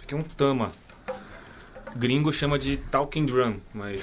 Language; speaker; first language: Portuguese; non-native, learner; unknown